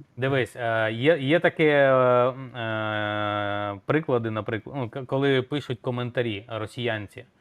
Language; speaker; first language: Ukrainian; non-native, local second language; Russian